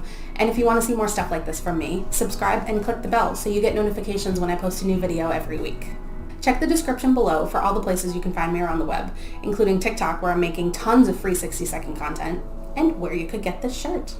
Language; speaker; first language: English; native; English